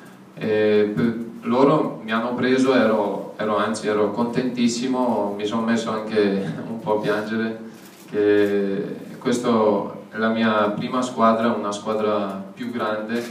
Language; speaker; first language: Italian; non-native, fluent; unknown